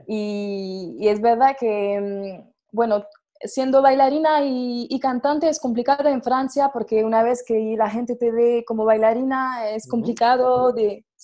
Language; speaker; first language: Spanish; non-native, fluent; French